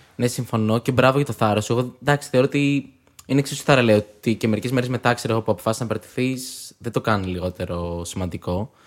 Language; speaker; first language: Greek; native; Greek